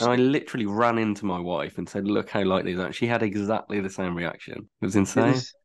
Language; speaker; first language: English; native; English